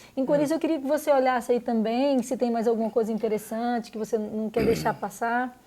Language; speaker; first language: Portuguese; native; Portuguese